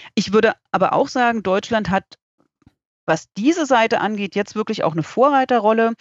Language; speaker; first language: German; native; German